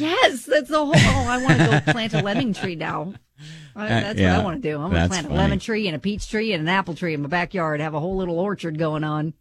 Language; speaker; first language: English; native; English